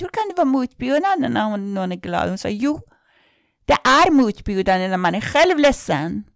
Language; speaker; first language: Swedish; non-native, fluent; Persian